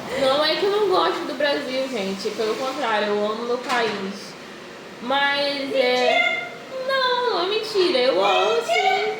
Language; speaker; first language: Portuguese; native; Portuguese